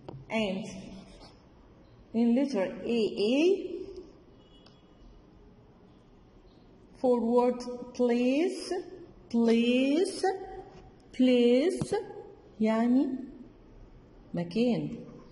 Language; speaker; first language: English; non-native, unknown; Arabic